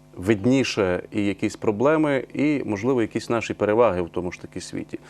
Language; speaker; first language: Ukrainian; native; Ukrainian